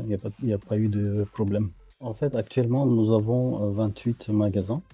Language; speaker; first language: French; non-native, fluent; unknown